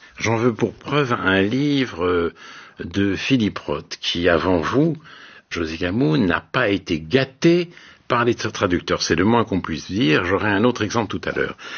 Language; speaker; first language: French; native; French